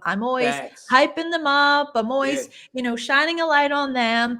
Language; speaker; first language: English; native; English